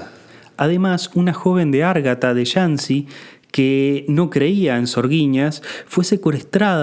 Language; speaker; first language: Spanish; native; Spanish